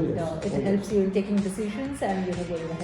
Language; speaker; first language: English; non-native, local second language; Hindi